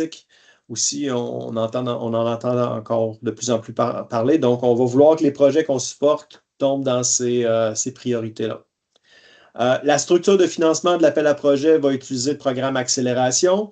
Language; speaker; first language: French; native; French